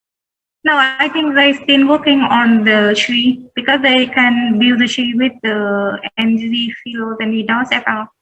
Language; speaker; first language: English; non-native, learner; Vietnamese